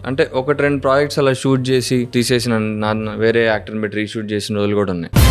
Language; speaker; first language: Telugu; native; Telugu